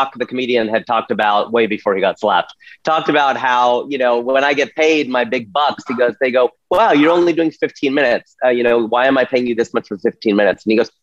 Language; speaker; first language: English; native; English